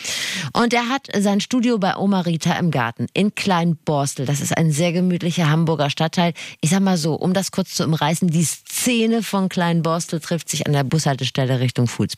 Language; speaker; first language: German; native; German